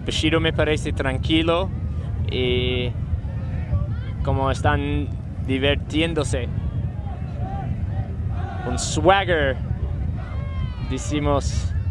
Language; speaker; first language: Spanish; non-native, learner; English